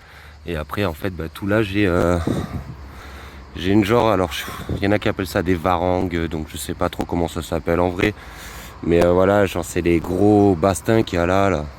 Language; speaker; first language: French; native; French